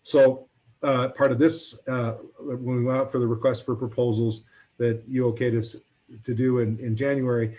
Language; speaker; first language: English; native; English